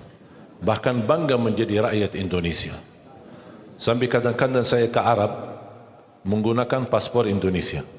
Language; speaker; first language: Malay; non-native, fluent; Arabic